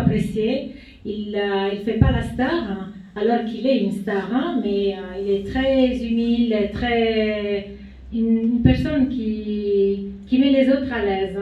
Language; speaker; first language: French; non-native, fluent; Italian